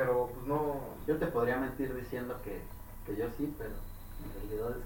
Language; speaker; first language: Spanish; native; Spanish